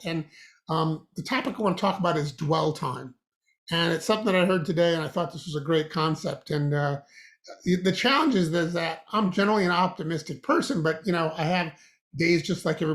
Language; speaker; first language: English; native; English